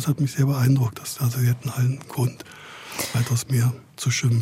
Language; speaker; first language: German; native; German